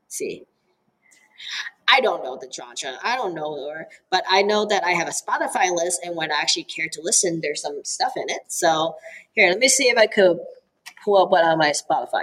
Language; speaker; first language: English; early bilingual, other home language; Cantonese